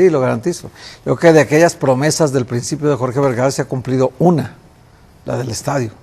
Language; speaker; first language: Spanish; native; Spanish